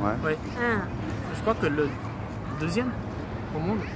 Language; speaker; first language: French; non-native, fluent; Japanese